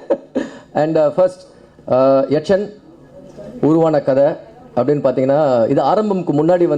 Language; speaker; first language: Tamil; native; Tamil